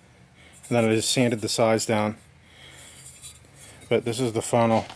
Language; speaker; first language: English; native; English